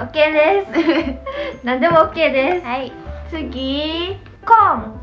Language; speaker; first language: Japanese; native; Japanese